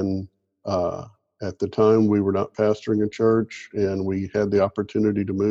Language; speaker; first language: English; native; English